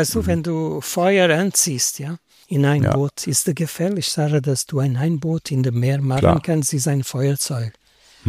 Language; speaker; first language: German; non-native, learner; Portuguese